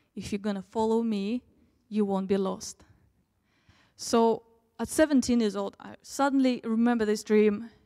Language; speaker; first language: English; early bilingual, other home language; Russian